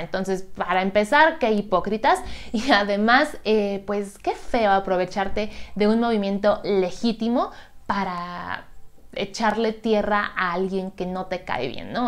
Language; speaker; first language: Spanish; native; Spanish